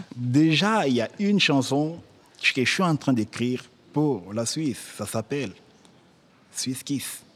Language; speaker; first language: French; non-native, local second language; Lingala